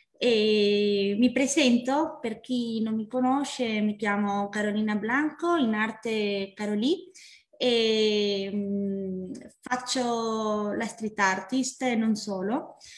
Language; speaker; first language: Italian; non-native, fluent; Spanish